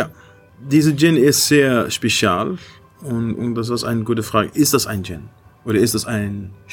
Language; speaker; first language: German; non-native, learner; Dutch